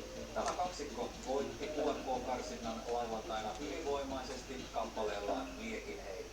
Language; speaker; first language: Finnish; native; Finnish